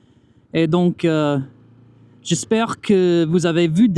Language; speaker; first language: French; non-native, fluent; English